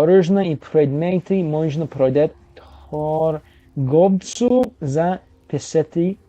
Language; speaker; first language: Russian; non-native, learner; English